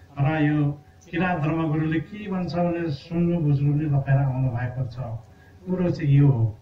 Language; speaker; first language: Nepali; non-native, local second language; Limbu